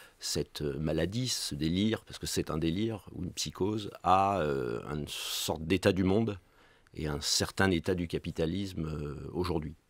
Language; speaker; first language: French; native; French